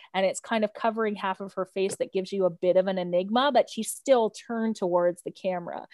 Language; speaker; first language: English; native; English